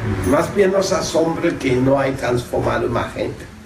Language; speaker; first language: Spanish; non-native, fluent; German